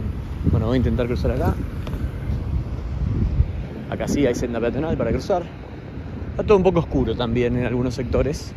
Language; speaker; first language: Spanish; native; Spanish